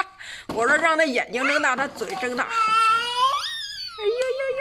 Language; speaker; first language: Chinese; native; Chinese